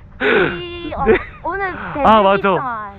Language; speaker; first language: Korean; non-native, fluent; Filipino